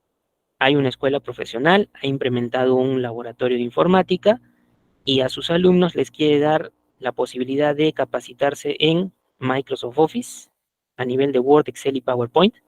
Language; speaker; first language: Spanish; native; Spanish